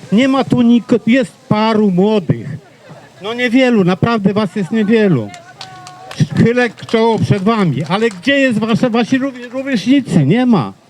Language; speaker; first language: Polish; native; Polish